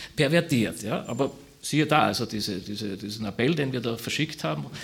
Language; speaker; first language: German; native; German